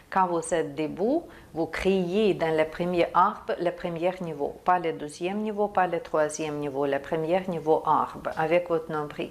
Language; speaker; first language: French; non-native, fluent; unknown